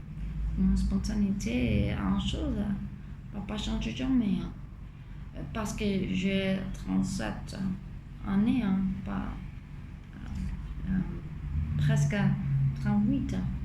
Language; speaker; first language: French; non-native, fluent; Spanish